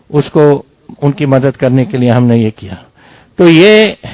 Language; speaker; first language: Hindi; non-native, local second language; Punjabi